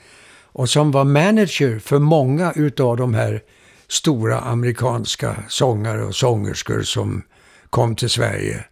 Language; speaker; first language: Swedish; native; Swedish